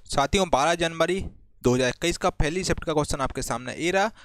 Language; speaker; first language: Hindi; native; Hindi